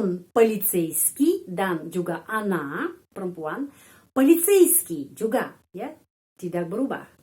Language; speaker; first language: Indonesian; non-native, fluent; Russian